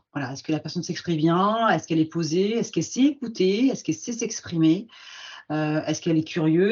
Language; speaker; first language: French; native; French